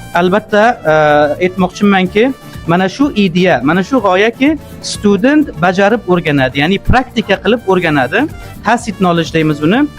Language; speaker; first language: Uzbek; non-native, learner; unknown